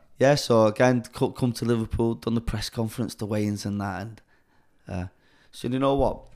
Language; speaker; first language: English; native; English